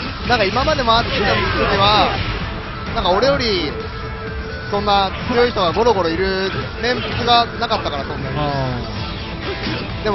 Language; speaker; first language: Japanese; native; Japanese